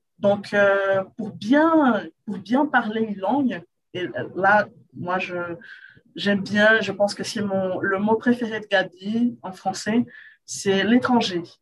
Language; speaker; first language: French; non-native, fluent; Portuguese